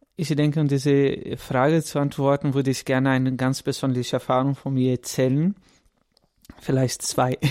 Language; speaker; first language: German; non-native, fluent; Portuguese